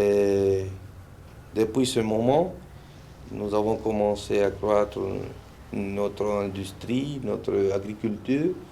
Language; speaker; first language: French; non-native, fluent; Spanish